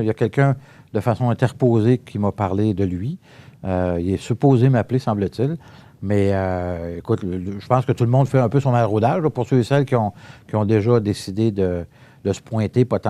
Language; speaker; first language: French; native; French